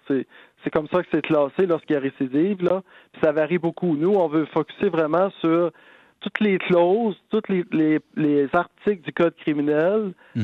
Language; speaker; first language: French; native; French